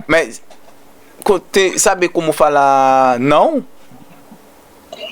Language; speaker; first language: Portuguese; non-native, learner; Haitian Creole